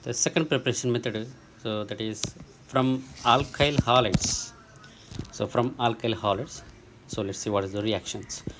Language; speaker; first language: English; non-native, local second language; Telugu